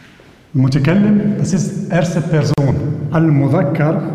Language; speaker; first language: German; non-native, fluent; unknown